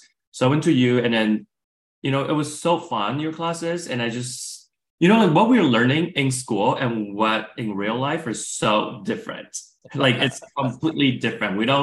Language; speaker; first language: English; non-native, fluent; Chinese